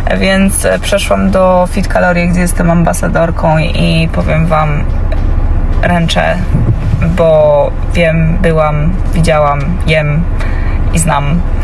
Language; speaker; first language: Polish; early bilingual, heritage; Polish